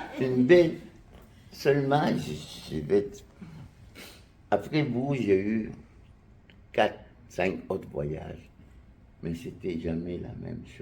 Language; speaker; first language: French; non-native, fluent; Spanish